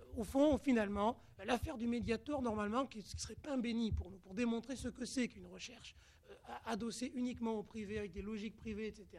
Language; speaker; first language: French; native; French